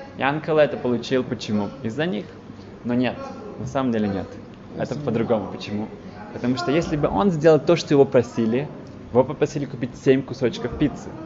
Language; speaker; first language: Russian; early bilingual, heritage; Russian